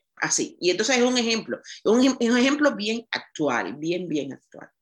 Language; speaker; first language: Spanish; native; Spanish